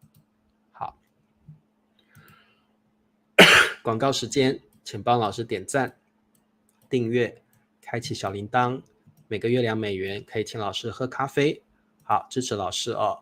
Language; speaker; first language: Chinese; native; Chinese